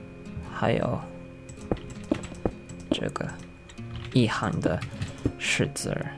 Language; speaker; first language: Chinese; non-native, learner; English